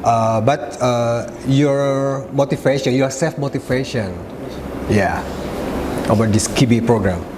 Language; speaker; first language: English; non-native, learner; Indonesian